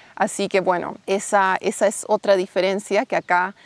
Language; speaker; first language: Spanish; non-native, fluent; English